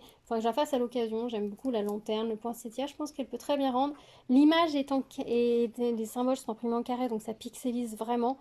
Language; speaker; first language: French; native; French